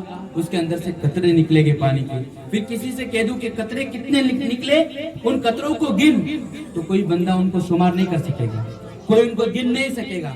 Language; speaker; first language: Urdu; native; Urdu